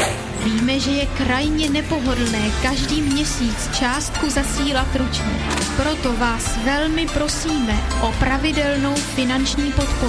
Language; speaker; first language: Czech; native; Czech